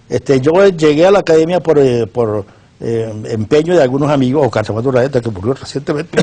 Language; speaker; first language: Spanish; native; Spanish